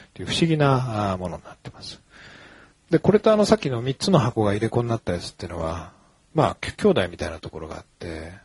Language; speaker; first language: Japanese; native; Japanese